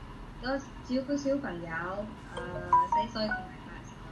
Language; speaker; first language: Cantonese; non-native, learner; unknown